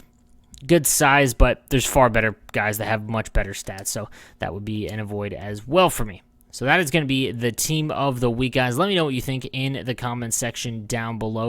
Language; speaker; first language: English; native; English